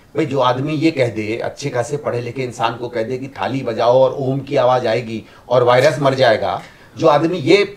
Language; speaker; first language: Hindi; native; Hindi